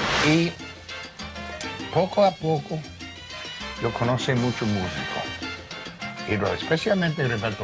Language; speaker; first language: Spanish; non-native, learner; English